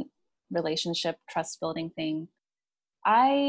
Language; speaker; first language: English; native; English